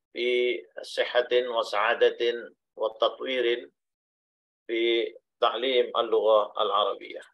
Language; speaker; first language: Arabic; non-native, fluent; Indonesian